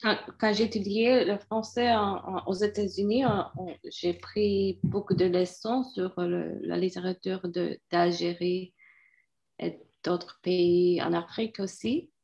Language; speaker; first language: French; non-native, fluent; Turkish